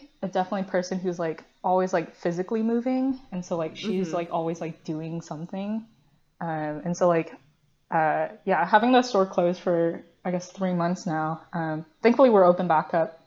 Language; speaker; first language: English; early bilingual, other home language; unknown